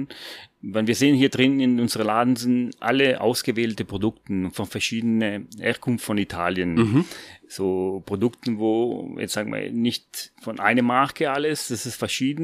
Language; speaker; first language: German; non-native, fluent; Italian